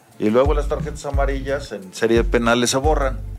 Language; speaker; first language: Spanish; native; Spanish